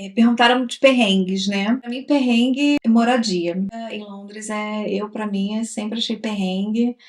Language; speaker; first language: Portuguese; native; Portuguese